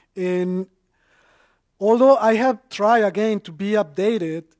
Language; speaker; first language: English; non-native, fluent; Spanish